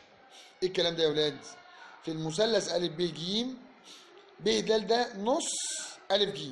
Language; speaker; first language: Arabic; native; Arabic